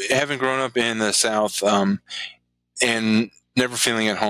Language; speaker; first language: English; native; English